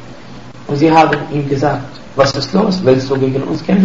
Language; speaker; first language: German; non-native, fluent; Arabic